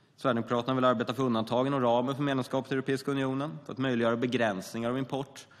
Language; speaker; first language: Swedish; native; Swedish